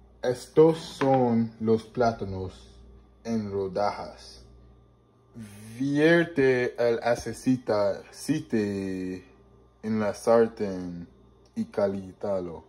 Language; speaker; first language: Spanish; non-native, learner; English